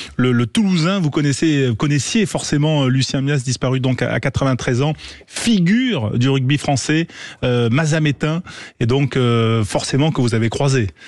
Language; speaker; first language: French; native; French